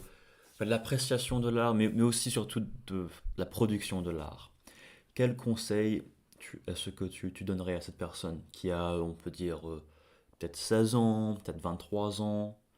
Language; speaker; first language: French; non-native, fluent; English